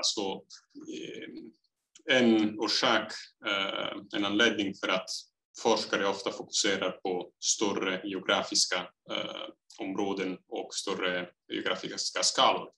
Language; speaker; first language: Swedish; non-native, fluent; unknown